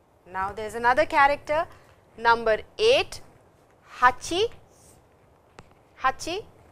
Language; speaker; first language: English; non-native, local second language; Hindi